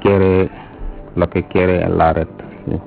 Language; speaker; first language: Spanish; non-native, learner; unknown